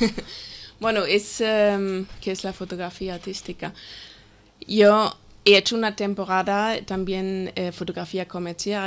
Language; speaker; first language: Spanish; non-native, fluent; German